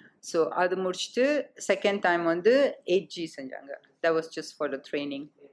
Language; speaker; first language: English; non-native, local second language; Tamil